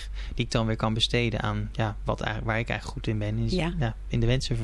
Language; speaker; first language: Dutch; native; Dutch